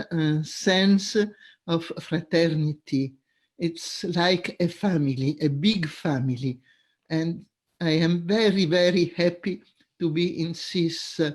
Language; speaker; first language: English; non-native, fluent; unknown